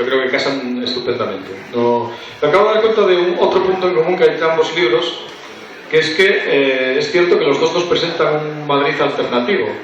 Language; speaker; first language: Spanish; native; Spanish